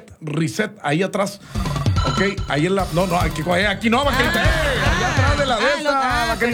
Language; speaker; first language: Spanish; native; Spanish